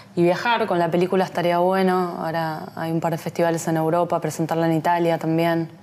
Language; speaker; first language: Spanish; native; Spanish